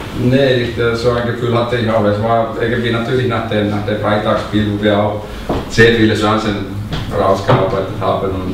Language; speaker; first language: German; non-native, fluent; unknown